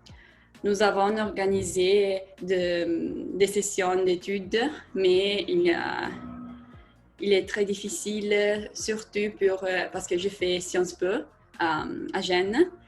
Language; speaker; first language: French; non-native, learner; Italian